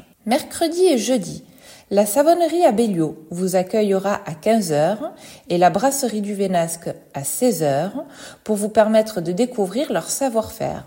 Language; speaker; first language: French; native; French